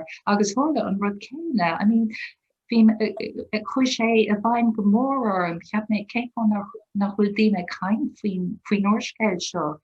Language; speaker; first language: Irish; non-native, local second language; English